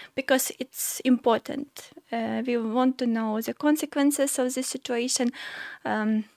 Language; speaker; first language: English; non-native, fluent; Ukrainian